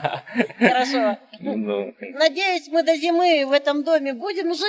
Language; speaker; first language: Russian; native; Russian